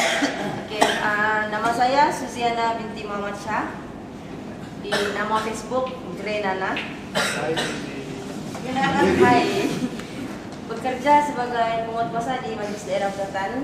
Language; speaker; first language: Malay; native; Malay